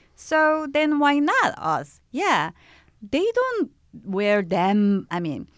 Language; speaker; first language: English; non-native, fluent; Korean